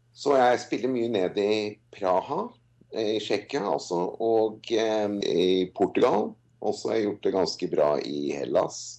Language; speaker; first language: Norwegian; non-native, fluent; English